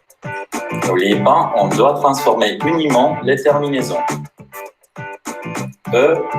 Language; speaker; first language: French; non-native, learner; Spanish